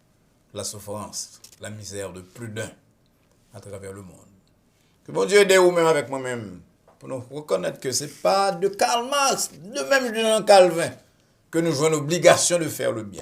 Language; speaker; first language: French; non-native, local second language; Haitian Creole